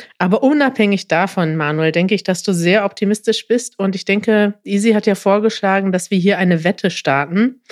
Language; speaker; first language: German; native; German